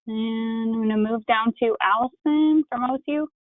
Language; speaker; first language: English; native; English